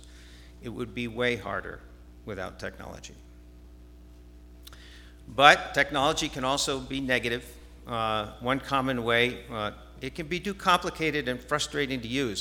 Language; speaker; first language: English; native; English